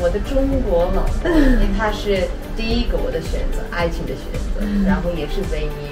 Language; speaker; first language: Chinese; non-native, fluent; Armenian